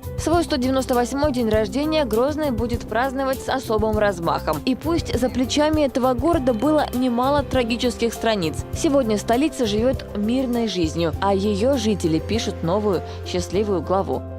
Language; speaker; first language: Russian; native; Russian